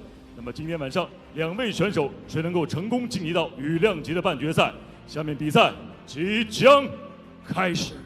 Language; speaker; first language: Chinese; native; Chinese